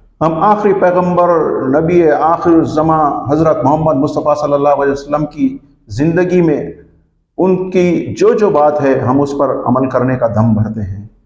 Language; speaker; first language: Urdu; native; Urdu